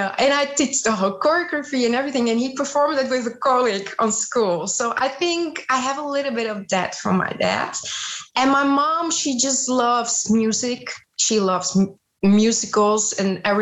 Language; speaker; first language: English; non-native, fluent; Dutch